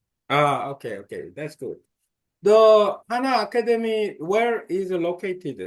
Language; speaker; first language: English; non-native, learner; Korean